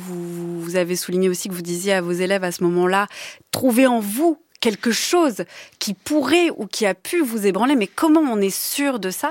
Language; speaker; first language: French; native; French